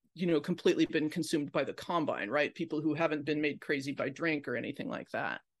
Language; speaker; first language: English; native; English